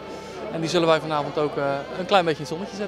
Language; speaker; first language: Dutch; native; Dutch